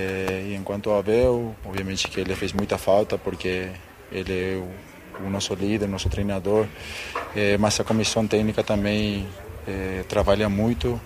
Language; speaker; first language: Portuguese; non-native, fluent; Spanish